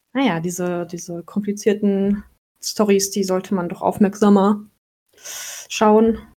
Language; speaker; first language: German; native; German